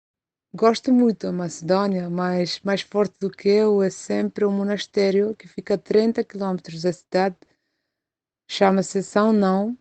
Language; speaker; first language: Portuguese; non-native, fluent; Macedonian